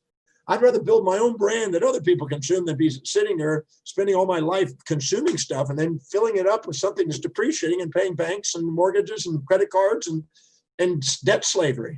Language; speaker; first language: English; native; English